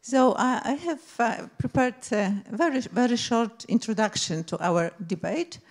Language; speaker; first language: English; non-native, fluent; Polish